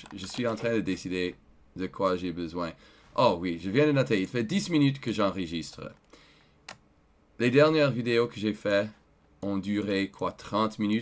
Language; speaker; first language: French; non-native, learner; English